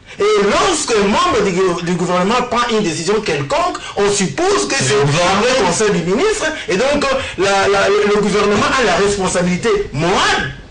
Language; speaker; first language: French; non-native, local second language; Lingala